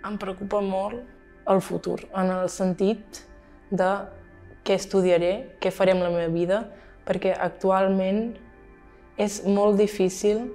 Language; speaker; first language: Catalan; non-native, local second language; Spanish